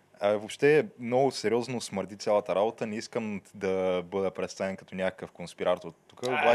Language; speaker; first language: Bulgarian; native; Bulgarian